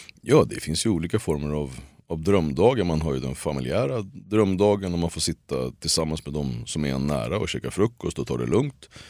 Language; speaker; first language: Swedish; native; Swedish